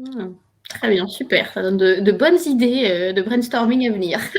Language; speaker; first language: French; native; French